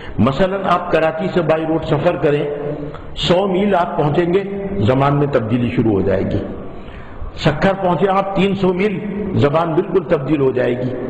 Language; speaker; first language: Urdu; native; Urdu